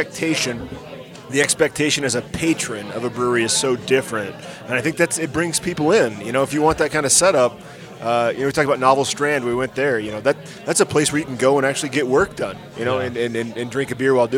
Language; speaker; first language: English; native; English